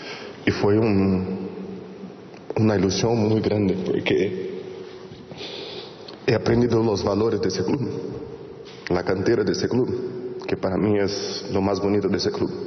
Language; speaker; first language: Spanish; non-native, fluent; Portuguese